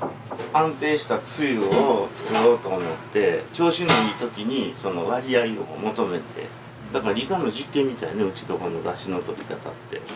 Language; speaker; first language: Japanese; native; Japanese